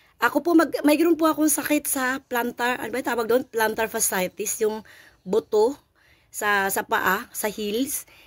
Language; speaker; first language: Filipino; non-native, local second language; Cebuano